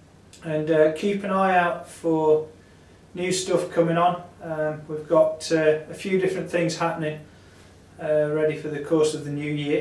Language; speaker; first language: English; native; English